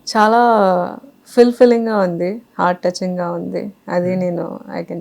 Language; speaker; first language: Telugu; non-native, fluent; Kannada